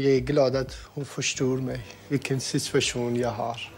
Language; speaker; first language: Swedish; non-native, learner; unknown